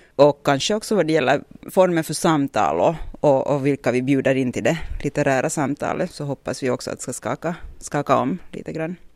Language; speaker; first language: Swedish; native; Swedish